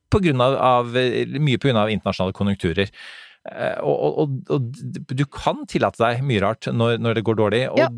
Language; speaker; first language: Norwegian; native; Norwegian